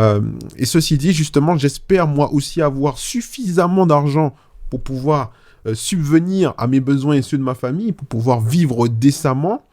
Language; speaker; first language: French; native; French